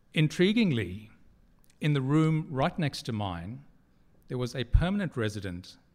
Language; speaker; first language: English; native; English